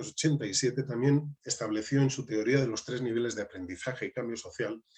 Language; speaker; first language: Spanish; native; Spanish